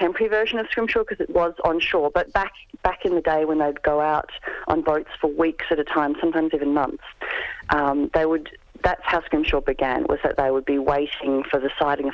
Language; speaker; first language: English; native; English